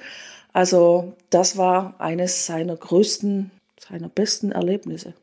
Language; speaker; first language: German; native; German